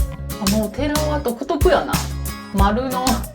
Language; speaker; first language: Japanese; non-native, fluent; Chinese